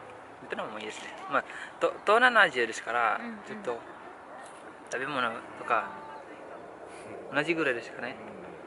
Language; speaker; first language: Japanese; non-native, fluent; Indonesian